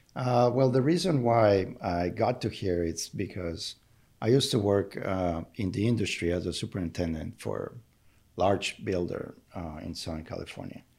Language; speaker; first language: English; non-native, fluent; Spanish